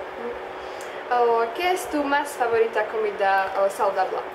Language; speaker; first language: Spanish; non-native, learner; Slovak